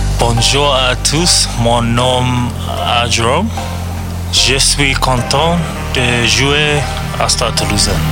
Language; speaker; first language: French; non-native, learner; English